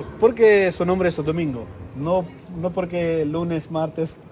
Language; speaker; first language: Spanish; non-native, learner; Urdu